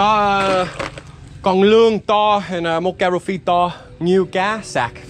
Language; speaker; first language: Vietnamese; non-native, learner; English